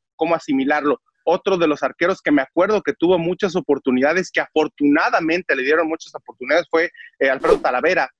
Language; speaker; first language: Spanish; native; Spanish